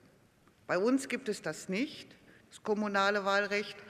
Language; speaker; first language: German; native; German